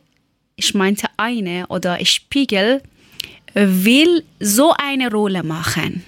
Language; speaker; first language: German; non-native, learner; Persian